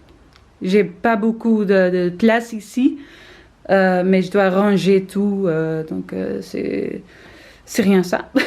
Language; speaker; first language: French; non-native, learner; Dutch